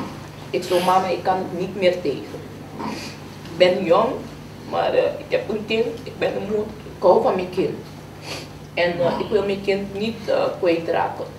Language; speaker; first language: Dutch; early bilingual, other home language; Papiamento